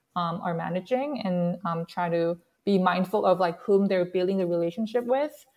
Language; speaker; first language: English; non-native, fluent; Korean